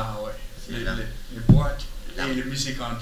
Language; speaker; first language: French; non-native, learner; English